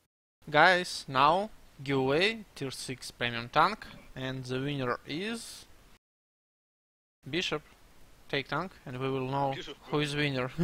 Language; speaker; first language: English; non-native, learner; Russian